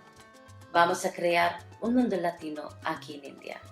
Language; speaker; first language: Spanish; non-native, fluent; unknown